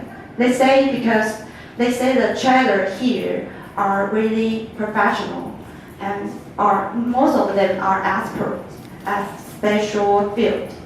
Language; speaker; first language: English; non-native, fluent; Chinese